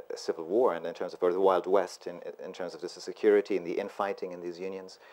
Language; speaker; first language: English; native; English